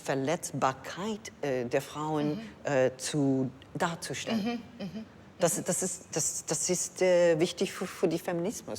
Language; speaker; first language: German; non-native, learner; English